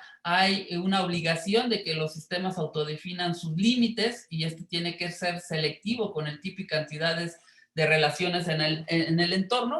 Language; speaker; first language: Spanish; native; Spanish